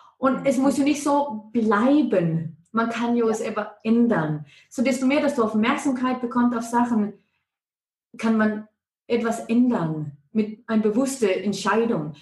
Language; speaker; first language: German; non-native, fluent; Danish